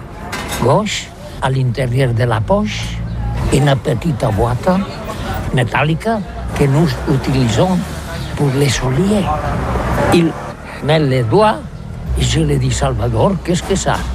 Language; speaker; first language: French; non-native, learner; Catalan